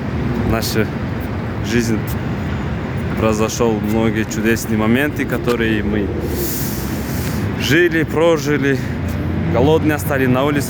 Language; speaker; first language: Russian; non-native, local second language; Kyrgyz